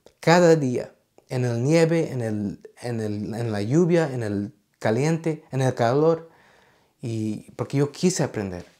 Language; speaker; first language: Spanish; early bilingual, heritage; Spanish